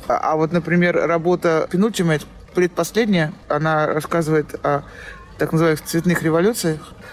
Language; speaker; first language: Russian; native; Russian